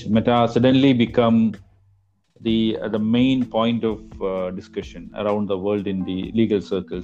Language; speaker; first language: English; non-native, local second language; Malayalam